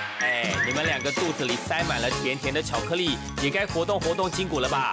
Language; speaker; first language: Chinese; native; Chinese